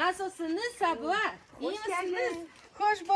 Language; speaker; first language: Turkish; non-native, learner; Russian